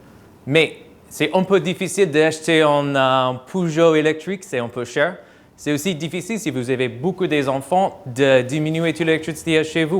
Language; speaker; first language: French; non-native, fluent; English